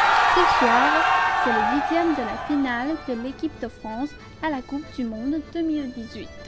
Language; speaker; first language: French; non-native, fluent; Chinese